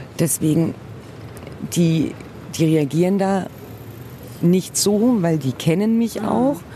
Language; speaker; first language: German; early bilingual, other home language; Portuguese